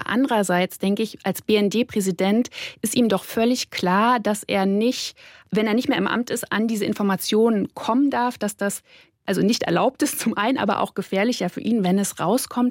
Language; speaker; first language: German; native; German